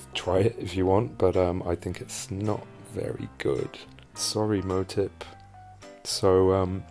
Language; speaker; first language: English; native; English